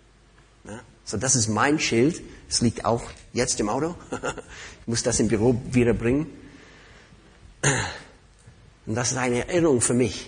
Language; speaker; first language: German; non-native, fluent; English